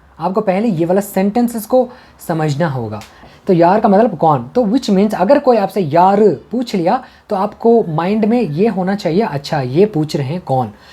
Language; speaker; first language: Hindi; non-native, local second language; Tamil